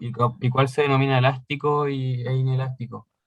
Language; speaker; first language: Spanish; native; Spanish